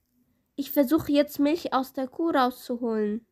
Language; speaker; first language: German; non-native, fluent; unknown